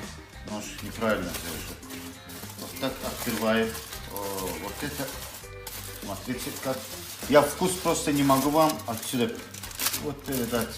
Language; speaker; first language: Russian; non-native, local second language; Azerbaijani